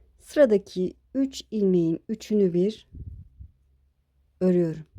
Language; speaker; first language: Turkish; native; Turkish